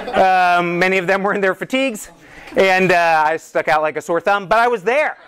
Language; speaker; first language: English; native; English